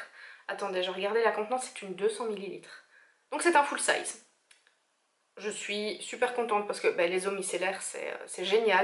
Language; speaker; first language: French; native; French